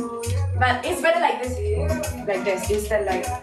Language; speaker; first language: English; non-native, fluent; Spanish